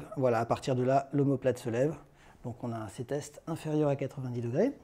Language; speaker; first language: French; native; French